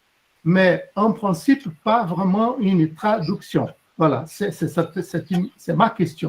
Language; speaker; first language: French; non-native, fluent; Portuguese